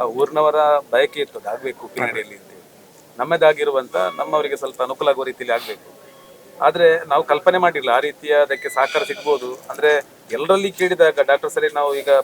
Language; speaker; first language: Kannada; native; Kannada